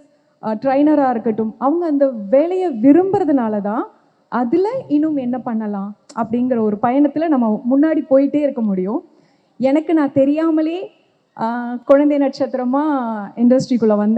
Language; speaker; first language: Tamil; native; Tamil